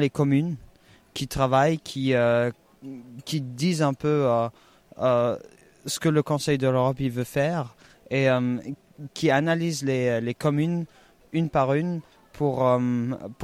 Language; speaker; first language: French; non-native, fluent; German